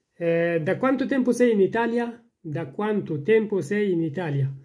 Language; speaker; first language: Italian; non-native, learner; Persian